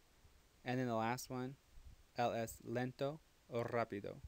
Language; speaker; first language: Spanish; non-native, fluent; English